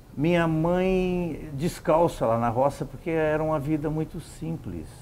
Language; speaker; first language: Portuguese; native; Portuguese